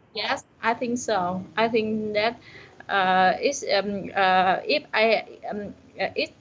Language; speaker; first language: English; non-native, learner; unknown